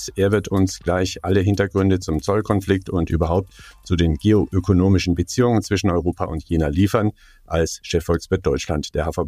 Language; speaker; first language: German; native; German